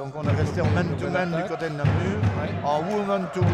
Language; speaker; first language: French; native; French